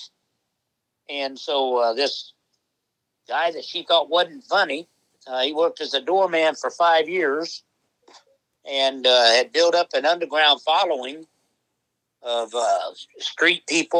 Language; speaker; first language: English; native; English